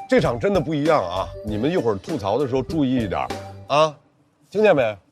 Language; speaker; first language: Chinese; native; Chinese